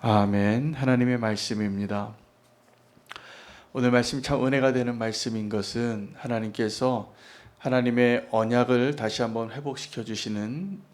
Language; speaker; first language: Korean; native; Korean